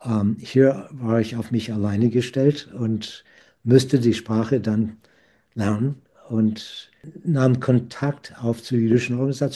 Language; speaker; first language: German; non-native, fluent; English